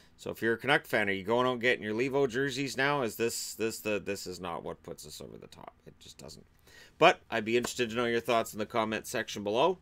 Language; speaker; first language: English; native; English